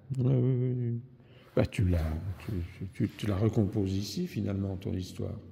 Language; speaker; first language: French; native; French